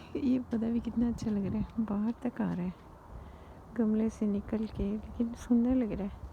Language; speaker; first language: Hindi; native; Hindi